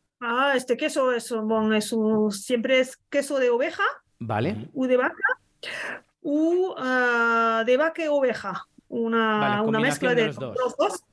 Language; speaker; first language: Spanish; non-native, learner; French